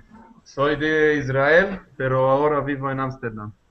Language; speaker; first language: Spanish; non-native, learner; Hebrew